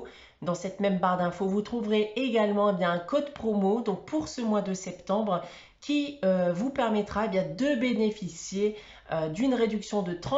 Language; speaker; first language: French; native; French